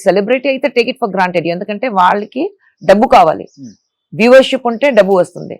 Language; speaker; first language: Telugu; non-native, fluent; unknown